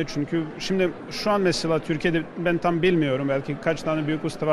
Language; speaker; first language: Turkish; non-native, fluent; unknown